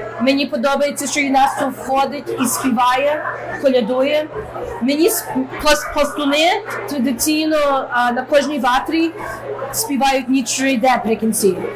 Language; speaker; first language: Ukrainian; early bilingual, heritage; Ukrainian